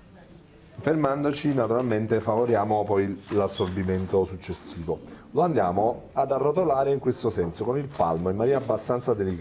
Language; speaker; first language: Italian; native; Italian